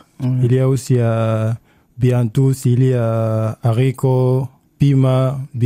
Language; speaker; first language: French; non-native, learner; Arabic